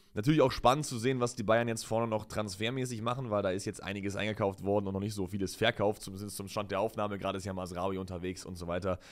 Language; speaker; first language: German; native; German